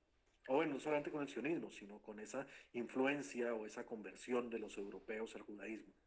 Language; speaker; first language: Spanish; native; Spanish